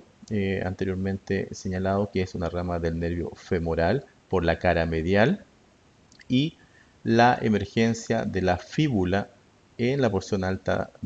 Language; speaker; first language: Spanish; native; Spanish